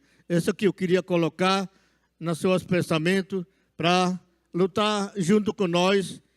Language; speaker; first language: Portuguese; non-native, local second language; Yanomámi